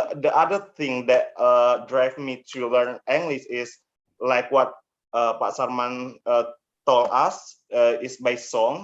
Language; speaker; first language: English; non-native, learner; Indonesian